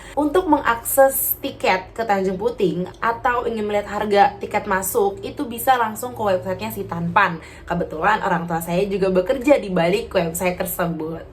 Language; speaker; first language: Indonesian; native; Indonesian